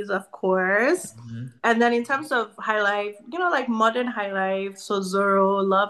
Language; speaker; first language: English; native; English